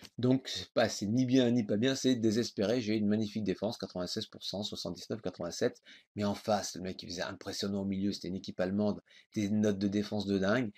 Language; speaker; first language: French; native; French